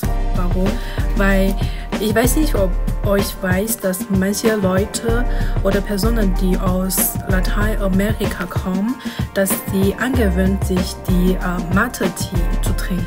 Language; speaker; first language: German; non-native, learner; Chinese